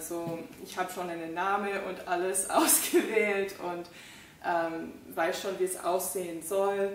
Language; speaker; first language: German; non-native, fluent; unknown